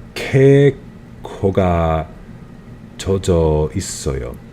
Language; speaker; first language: Korean; non-native, learner; English